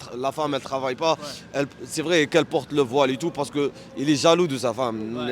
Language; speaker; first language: French; non-native, learner; Arabic